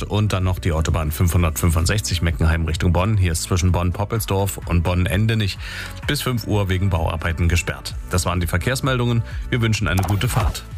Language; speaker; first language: German; native; German